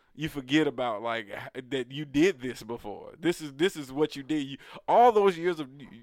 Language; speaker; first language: English; native; English